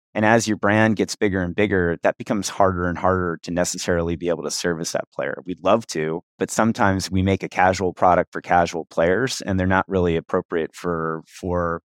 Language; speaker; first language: English; native; English